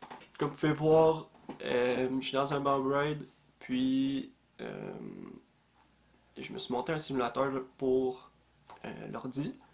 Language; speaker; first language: French; native; French